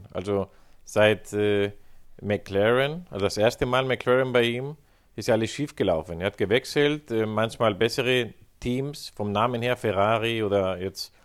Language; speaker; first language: German; non-native, fluent; Spanish